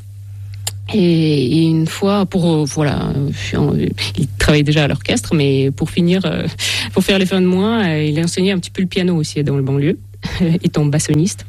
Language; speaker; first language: French; non-native, fluent; Russian